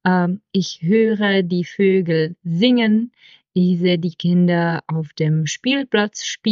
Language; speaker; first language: German; non-native, fluent; Czech